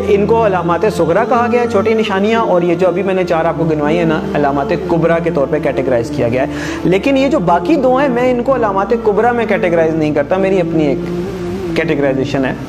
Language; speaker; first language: Urdu; non-native, local second language; Pashto